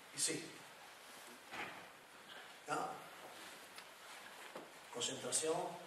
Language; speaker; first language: French; non-native, learner; Spanish